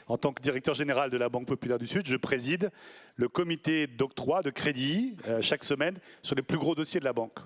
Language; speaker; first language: French; native; French